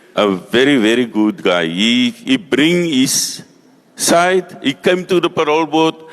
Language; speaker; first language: English; non-native, local second language; Afrikaans